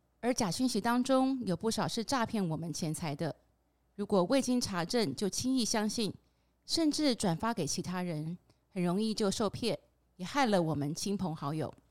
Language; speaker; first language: Chinese; non-native, fluent; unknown